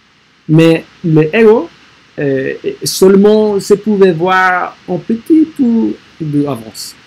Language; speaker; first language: French; non-native, learner; English